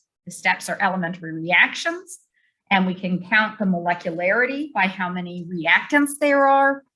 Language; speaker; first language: English; native; English